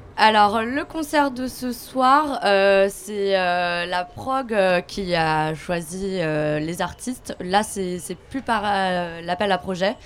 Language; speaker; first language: French; native; French